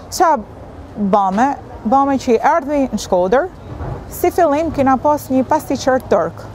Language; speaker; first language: Albanian; native; Albanian